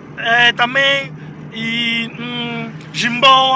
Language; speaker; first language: Portuguese; non-native, learner; Lingala